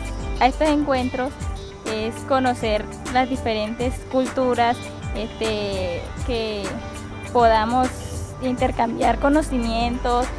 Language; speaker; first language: Spanish; non-native, local second language; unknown